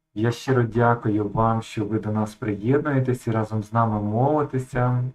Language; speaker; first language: Ukrainian; native; Ukrainian